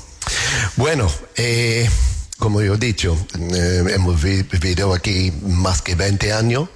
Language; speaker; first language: Spanish; non-native, fluent; English